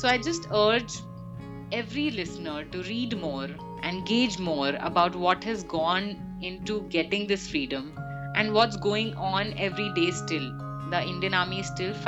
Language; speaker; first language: English; non-native, local second language; Hindi